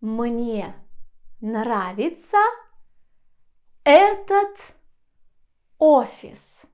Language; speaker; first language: Russian; non-native, fluent; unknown